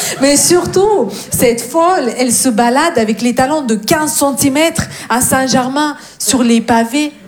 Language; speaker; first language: French; non-native, fluent; Russian